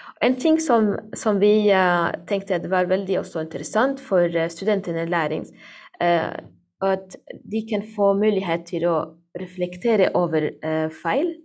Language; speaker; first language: Norwegian; non-native, learner; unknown